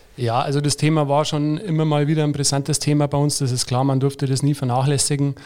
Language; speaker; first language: German; native; German